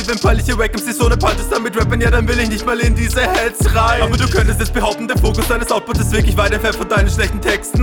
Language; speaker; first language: German; native; German